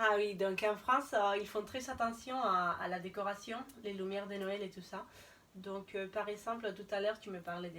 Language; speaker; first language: French; non-native, fluent; Spanish